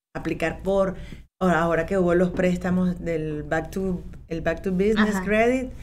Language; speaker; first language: Spanish; native; Spanish